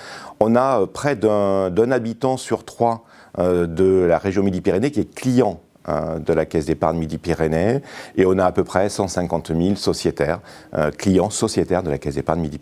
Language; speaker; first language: French; native; French